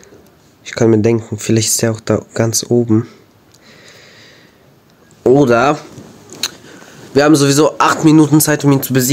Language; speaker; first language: German; native; German